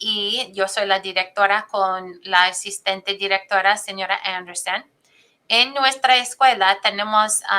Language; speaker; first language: Spanish; non-native, fluent; English